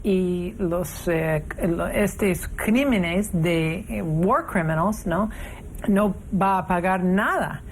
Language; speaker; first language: Spanish; non-native, fluent; English